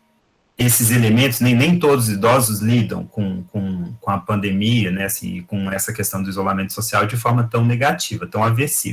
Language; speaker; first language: Portuguese; native; Portuguese